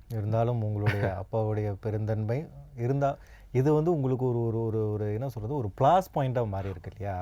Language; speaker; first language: Tamil; native; Tamil